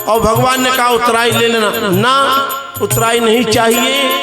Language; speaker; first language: Hindi; native; Hindi